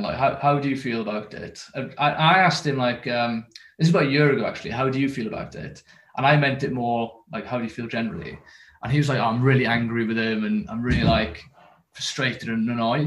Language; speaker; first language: English; native; English